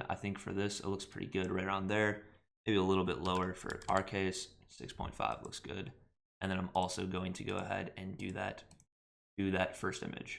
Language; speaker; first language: English; native; English